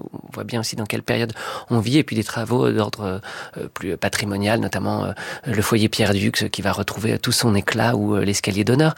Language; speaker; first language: French; native; French